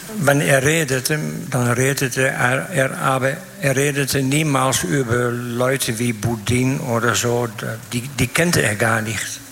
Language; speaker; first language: German; non-native, fluent; Dutch